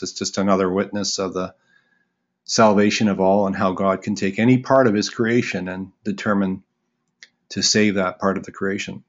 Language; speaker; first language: English; native; English